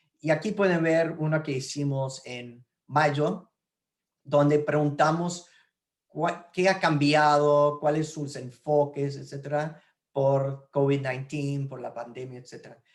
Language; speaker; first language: Spanish; non-native, fluent; English